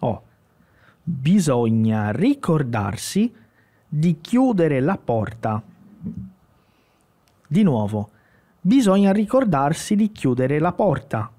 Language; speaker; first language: Italian; non-native, fluent; Portuguese